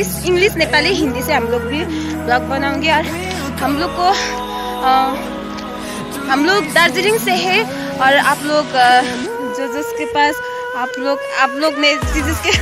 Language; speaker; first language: Hindi; non-native, local second language; Nepali